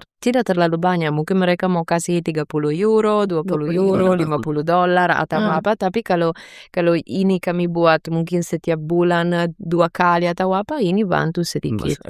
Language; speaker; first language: Indonesian; non-native, fluent; Italian